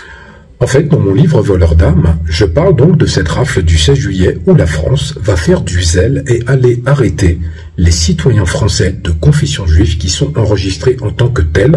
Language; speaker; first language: French; native; French